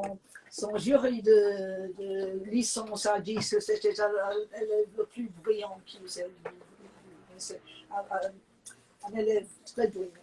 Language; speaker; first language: French; non-native, fluent; English